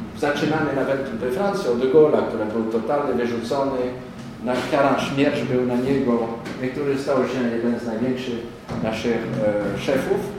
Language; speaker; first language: Polish; non-native, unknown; French